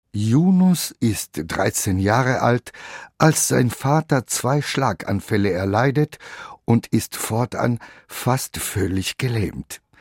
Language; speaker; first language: German; native; German